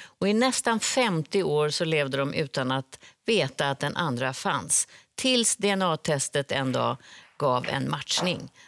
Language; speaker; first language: Swedish; native; Swedish